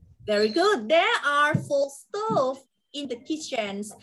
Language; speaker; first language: English; non-native, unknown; Thai